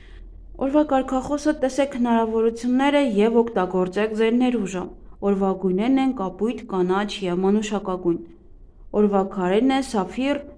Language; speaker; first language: Armenian; native; Armenian